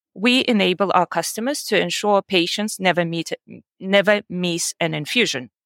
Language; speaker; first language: English; non-native, fluent; Russian